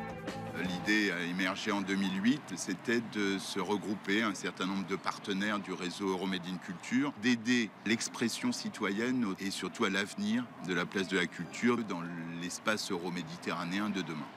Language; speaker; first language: French; native; French